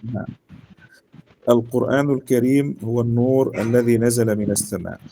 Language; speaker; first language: Arabic; native; Arabic